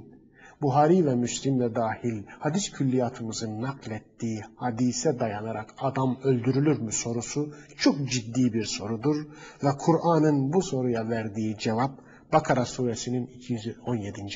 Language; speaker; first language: Turkish; native; Turkish